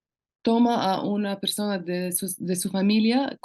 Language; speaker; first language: Spanish; non-native, local second language; Arabic